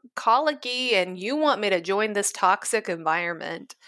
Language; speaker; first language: English; native; English